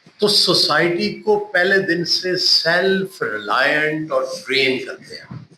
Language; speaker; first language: Urdu; non-native, local second language; Punjabi